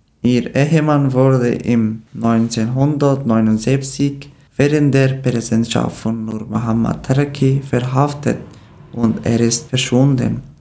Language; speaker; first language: German; non-native, learner; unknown